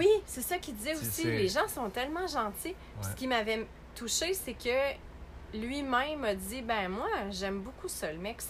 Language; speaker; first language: French; native; French